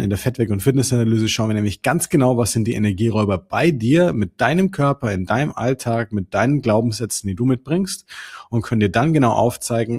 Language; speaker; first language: German; native; German